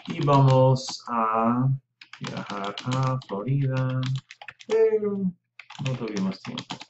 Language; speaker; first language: Spanish; non-native, fluent; English